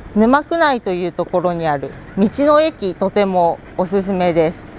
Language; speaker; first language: Japanese; native; Japanese